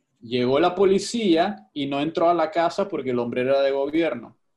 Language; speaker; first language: Spanish; native; Spanish